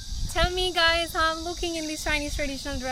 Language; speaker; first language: English; non-native, local second language; Hindi